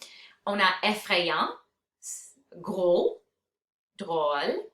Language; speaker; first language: French; non-native, fluent; English